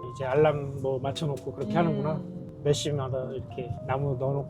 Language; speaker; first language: Korean; native; Korean